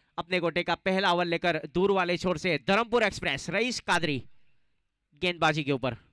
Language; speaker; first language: Hindi; non-native, local second language; Gujarati